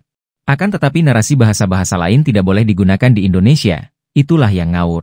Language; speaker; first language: Indonesian; native; Indonesian